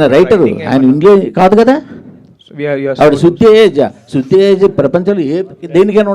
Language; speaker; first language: Telugu; native; Telugu